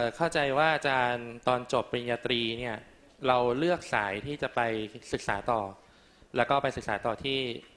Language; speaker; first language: Thai; native; Thai